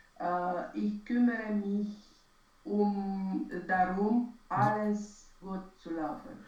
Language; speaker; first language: German; non-native, learner; Romanian